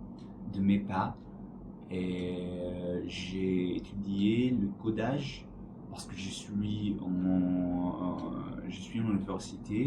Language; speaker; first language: French; non-native, learner; Arabic